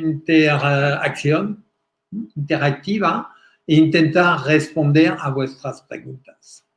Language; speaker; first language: Spanish; non-native, fluent; French